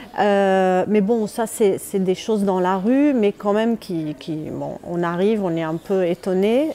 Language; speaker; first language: French; non-native, local second language; Arabic